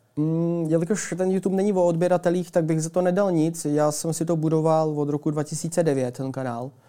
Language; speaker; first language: Czech; early bilingual, other home language; Ukrainian